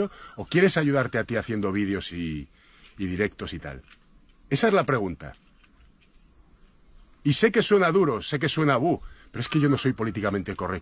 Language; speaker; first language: Spanish; native; Spanish